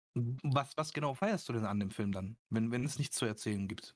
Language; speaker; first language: German; native; German